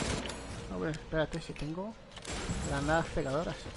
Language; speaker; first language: Spanish; native; Spanish